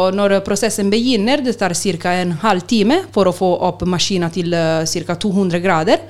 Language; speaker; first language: Norwegian; non-native, learner; Italian